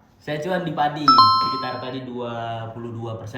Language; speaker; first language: Indonesian; native; Indonesian